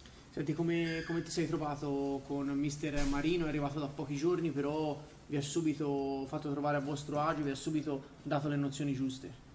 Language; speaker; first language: Italian; native; Italian